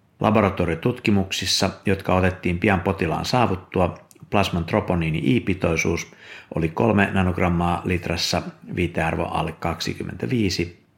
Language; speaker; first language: Finnish; native; Finnish